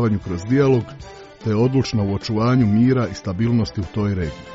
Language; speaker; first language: Croatian; native; Croatian